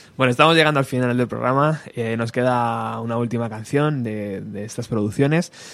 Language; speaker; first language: Spanish; native; Spanish